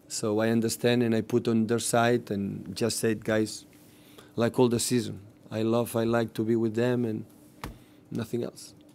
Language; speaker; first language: English; non-native, fluent; Catalan